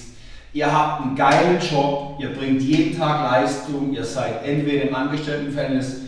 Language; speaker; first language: German; native; German